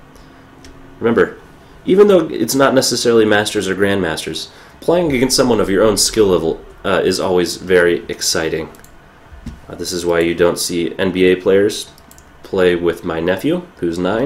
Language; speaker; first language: English; native; English